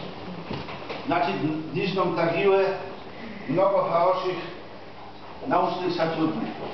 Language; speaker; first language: Russian; non-native, fluent; Polish